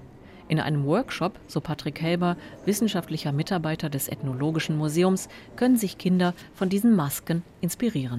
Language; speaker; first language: German; native; German